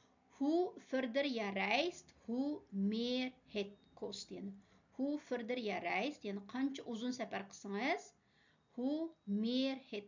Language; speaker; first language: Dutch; non-native, fluent; Uyghur